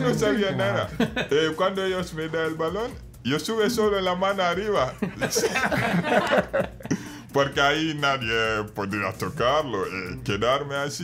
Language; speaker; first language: Spanish; non-native, fluent; Bambara